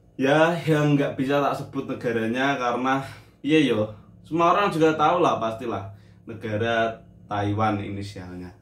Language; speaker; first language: Indonesian; native; Indonesian